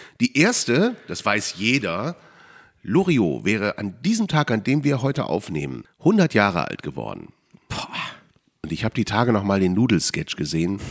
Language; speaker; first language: German; native; German